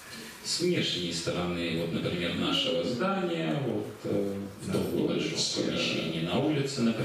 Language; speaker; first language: Russian; native; Russian